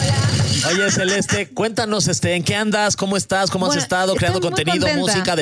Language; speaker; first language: Spanish; native; Spanish